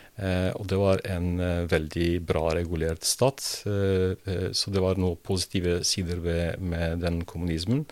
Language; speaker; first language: Norwegian; non-native, fluent; Serbian